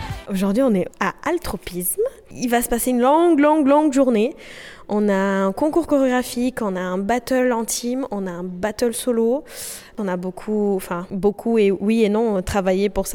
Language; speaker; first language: French; non-native, fluent; Portuguese